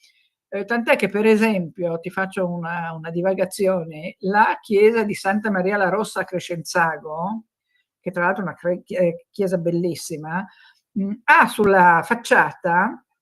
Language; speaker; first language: Italian; native; Italian